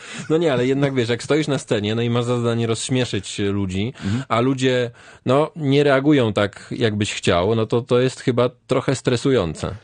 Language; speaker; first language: Polish; native; Polish